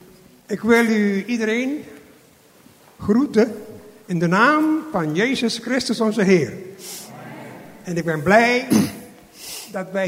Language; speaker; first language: Dutch; non-native, fluent; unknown